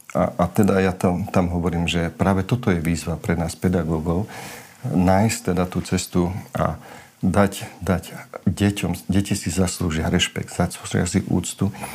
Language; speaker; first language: Slovak; non-native, local second language; Romany